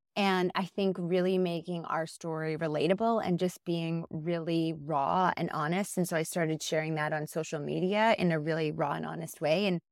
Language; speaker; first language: English; native; English